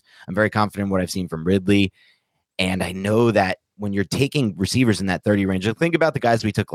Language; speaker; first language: English; native; English